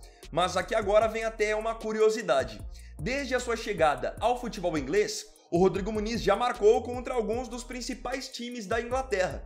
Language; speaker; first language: Portuguese; native; Portuguese